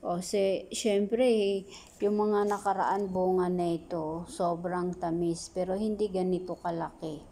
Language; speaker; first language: Filipino; native; Filipino